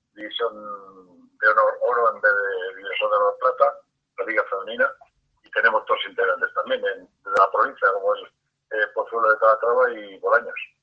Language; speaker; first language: Spanish; native; Spanish